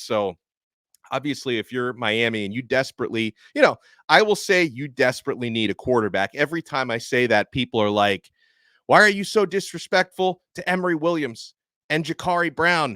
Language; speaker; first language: English; native; English